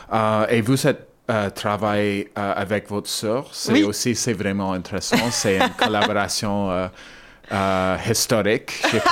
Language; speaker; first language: French; non-native, learner; English